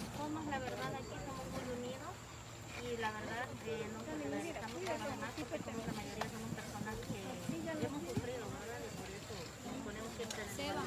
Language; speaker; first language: Spanish; native; Spanish